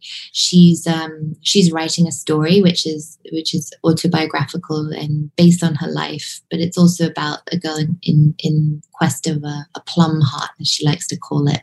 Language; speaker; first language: English; native; English